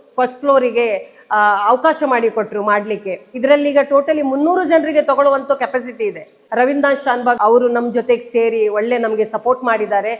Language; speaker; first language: Kannada; native; Kannada